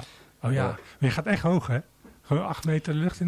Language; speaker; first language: Dutch; native; Dutch